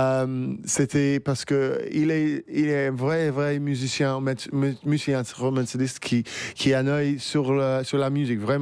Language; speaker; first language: French; non-native, fluent; English